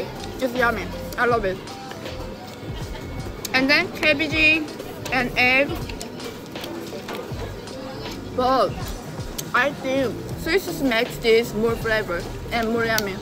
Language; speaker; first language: English; non-native, learner; Korean